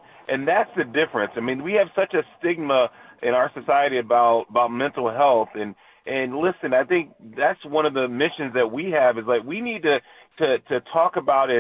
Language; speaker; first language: English; native; English